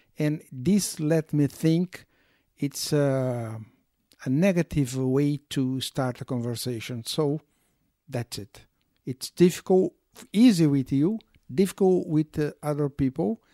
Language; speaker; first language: English; non-native, learner; Portuguese